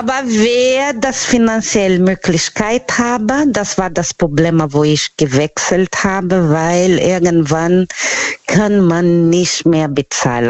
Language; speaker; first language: German; non-native, fluent; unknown